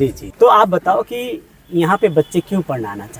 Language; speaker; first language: Hindi; native; Hindi